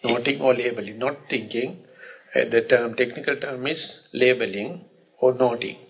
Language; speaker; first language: English; non-native, local second language; Sinhala